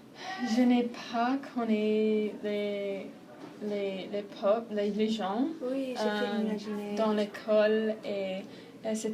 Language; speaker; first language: French; non-native, learner; Persian